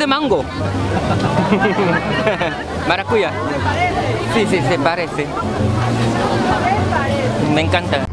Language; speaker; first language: Spanish; non-native, fluent; Korean